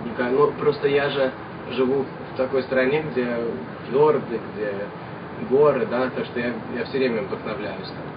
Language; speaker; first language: Russian; early bilingual, heritage; Russian